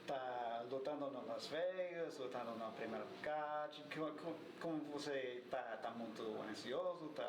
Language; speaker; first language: Portuguese; non-native, learner; English